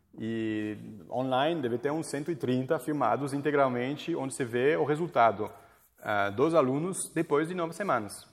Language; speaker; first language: Portuguese; non-native, fluent; French